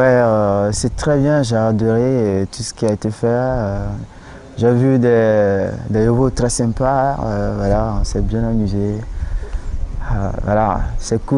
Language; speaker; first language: French; non-native, local second language; Ewe